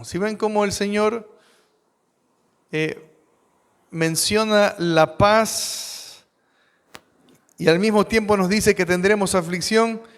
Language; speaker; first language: Spanish; native; Spanish